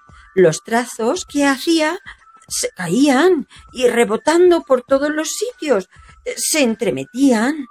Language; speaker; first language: Spanish; native; Spanish